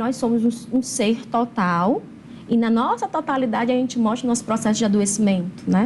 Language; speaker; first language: Portuguese; native; Portuguese